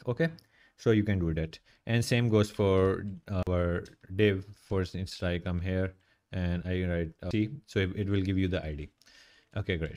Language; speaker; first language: English; non-native, local second language; Urdu